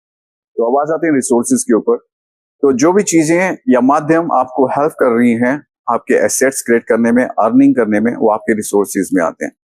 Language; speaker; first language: Hindi; native; Hindi